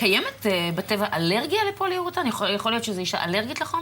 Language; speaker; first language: Hebrew; native; Hebrew